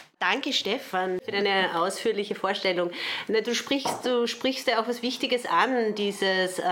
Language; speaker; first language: German; native; German